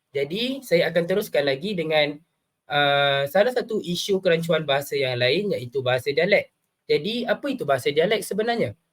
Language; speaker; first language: Malay; native; Malay